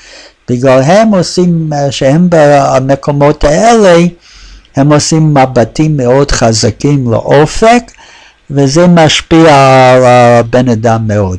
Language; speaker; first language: Hebrew; non-native, fluent; English